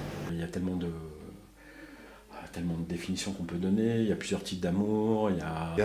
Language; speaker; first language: French; native; French